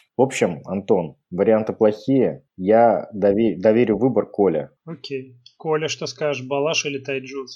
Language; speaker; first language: Russian; native; Russian